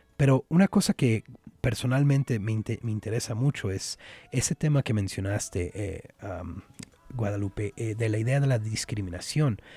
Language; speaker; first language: Spanish; early bilingual, other home language; English